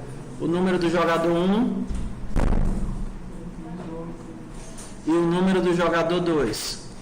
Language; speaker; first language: Portuguese; native; Portuguese